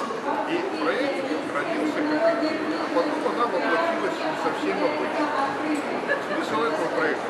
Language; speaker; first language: Russian; native; Russian